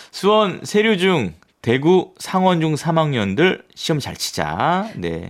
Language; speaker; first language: Korean; native; Korean